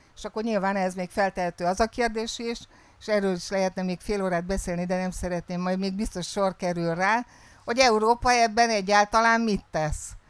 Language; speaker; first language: Hungarian; native; Hungarian